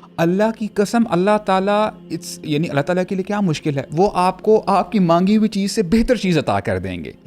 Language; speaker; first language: Urdu; native; Urdu